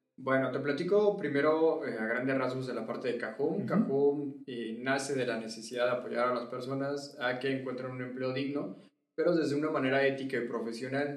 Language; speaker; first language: Spanish; native; Spanish